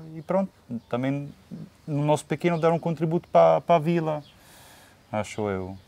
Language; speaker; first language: Portuguese; non-native, fluent; Italian